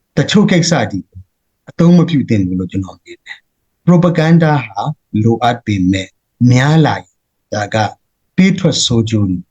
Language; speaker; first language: Burmese; non-native, local second language; Hakha Chin